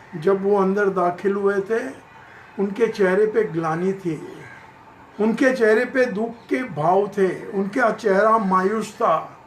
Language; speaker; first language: Hindi; non-native, local second language; Gujarati